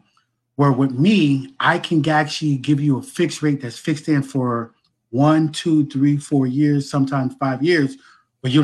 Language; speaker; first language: English; native; English